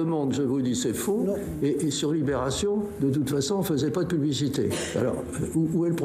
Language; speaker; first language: French; native; French